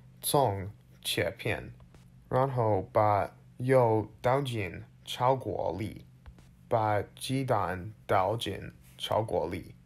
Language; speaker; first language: Chinese; non-native, learner; English